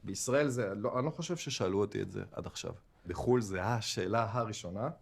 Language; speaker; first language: Hebrew; native; Hebrew